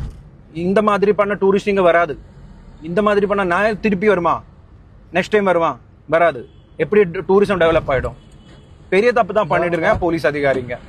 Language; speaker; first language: Tamil; non-native, local second language; Malayalam